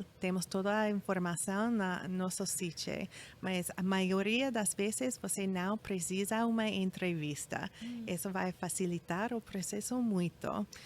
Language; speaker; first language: Portuguese; non-native, fluent; English